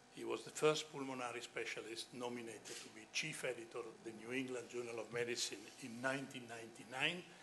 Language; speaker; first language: English; non-native, fluent; Italian